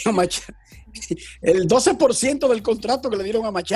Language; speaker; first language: Spanish; native; Spanish